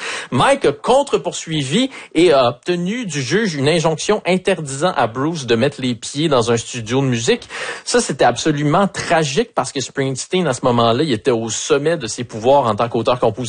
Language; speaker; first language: French; native; French